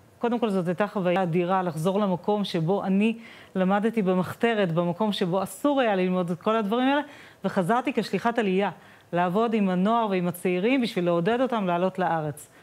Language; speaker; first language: Hebrew; non-native, fluent; Russian